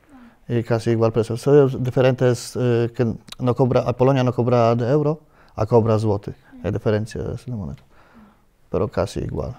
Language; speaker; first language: Spanish; non-native, learner; Polish